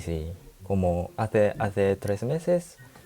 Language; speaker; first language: Spanish; non-native, learner; Japanese